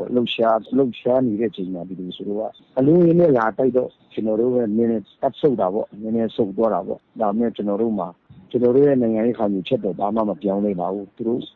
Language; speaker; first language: Burmese; non-native, local second language; Tedim Chin